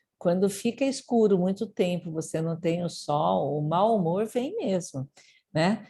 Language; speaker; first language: Portuguese; early bilingual, other home language; Japanese